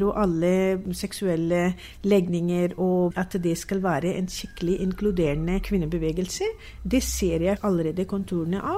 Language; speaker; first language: Norwegian; non-native, fluent; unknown